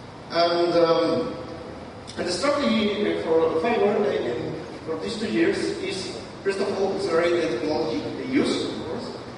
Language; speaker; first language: English; non-native, fluent; Spanish